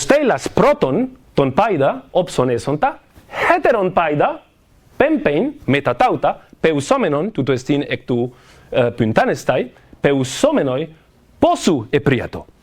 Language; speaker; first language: Greek; non-native, fluent; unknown